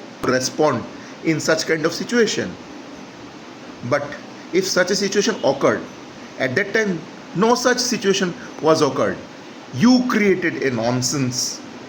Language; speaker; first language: English; non-native, local second language; Bangla